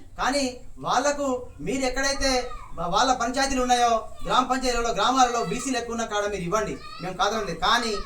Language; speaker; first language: Telugu; non-native, local second language; Lambadi